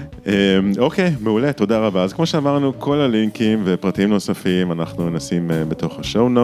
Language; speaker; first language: Hebrew; native; Hebrew